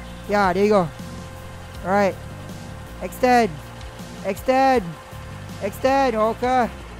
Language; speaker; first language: English; non-native, local second language; Malay